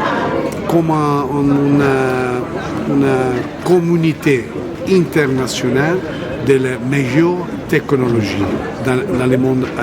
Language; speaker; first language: French; non-native, fluent; Italian